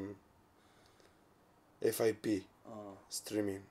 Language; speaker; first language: Japanese; non-native, learner; Spanish